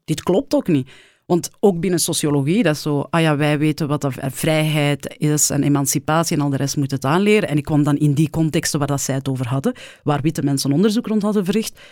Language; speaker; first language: Dutch; early bilingual, other home language; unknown